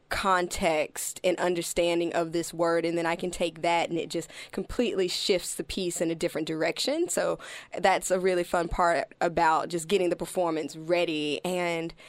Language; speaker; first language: English; native; English